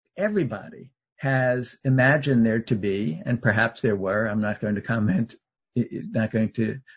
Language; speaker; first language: English; native; English